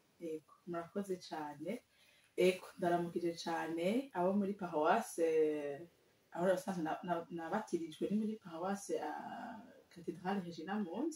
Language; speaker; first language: Rundi; native; Rundi